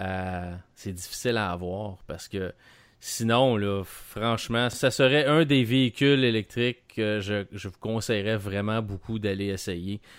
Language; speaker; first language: French; native; French